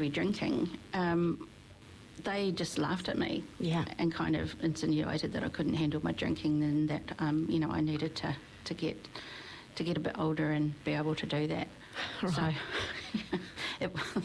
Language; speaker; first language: English; native; English